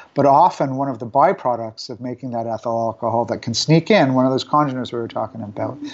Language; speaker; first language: English; native; English